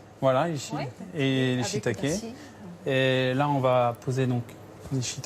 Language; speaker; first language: French; native; French